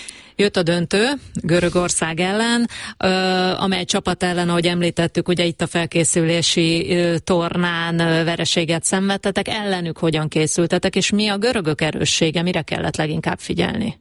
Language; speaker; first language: Hungarian; native; Hungarian